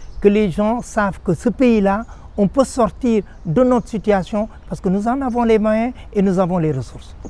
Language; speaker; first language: French; non-native, local second language; Wolof